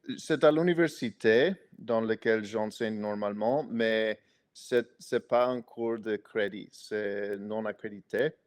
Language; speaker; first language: French; non-native, fluent; English